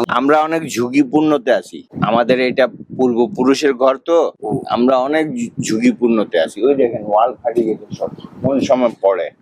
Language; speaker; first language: Bangla; non-native, local second language; Urdu